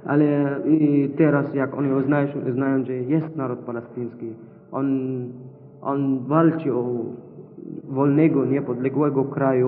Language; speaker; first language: Polish; non-native, learner; Arabic